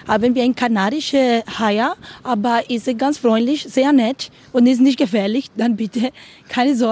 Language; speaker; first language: German; non-native, learner; Spanish